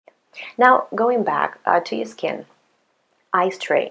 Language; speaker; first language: English; non-native, fluent; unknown